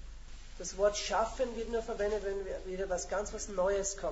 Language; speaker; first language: German; native; German